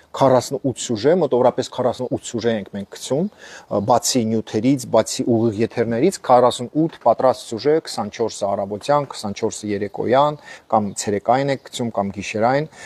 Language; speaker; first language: Armenian; native; Armenian